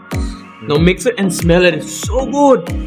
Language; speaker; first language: English; non-native, local second language; Bangla